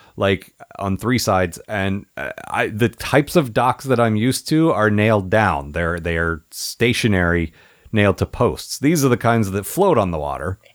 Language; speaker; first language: English; native; English